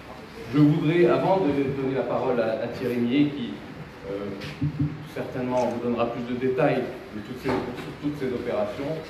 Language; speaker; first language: French; non-native, local second language; Arabic